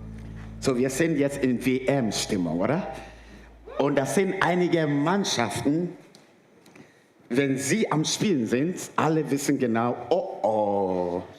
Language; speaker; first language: German; non-native, fluent; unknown